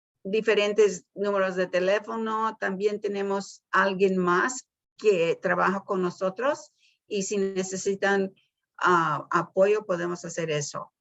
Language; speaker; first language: Spanish; early bilingual, heritage; Spanish